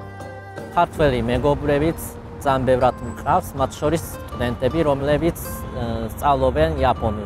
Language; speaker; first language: Georgian; non-native, fluent; Japanese